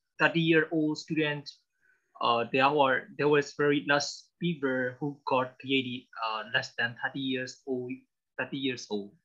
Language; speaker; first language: English; non-native, learner; Burmese